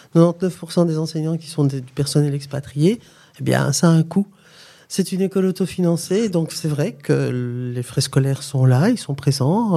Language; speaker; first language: French; native; French